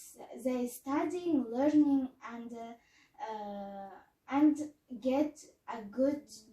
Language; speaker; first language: English; non-native, learner; Kazakh